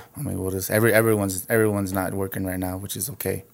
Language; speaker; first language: English; native; English